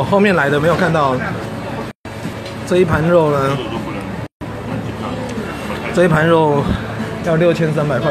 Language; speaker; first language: Chinese; native; Chinese